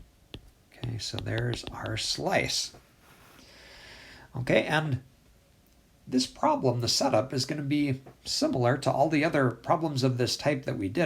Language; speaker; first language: English; native; English